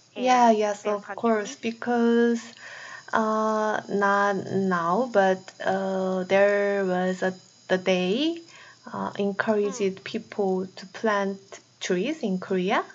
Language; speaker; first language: English; non-native, fluent; Korean